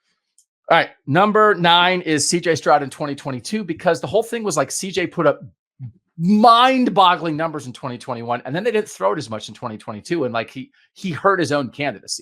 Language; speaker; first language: English; native; English